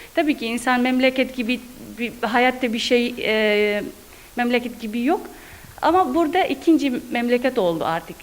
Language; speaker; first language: Turkish; non-native, learner; Arabic